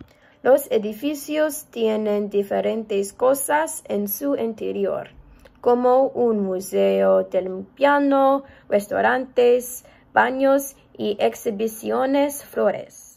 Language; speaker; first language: Spanish; non-native, learner; English